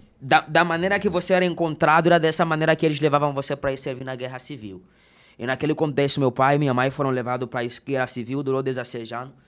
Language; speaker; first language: Portuguese; non-native, local second language; Makhuwa